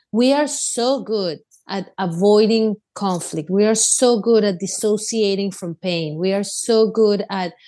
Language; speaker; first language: English; non-native, fluent; Spanish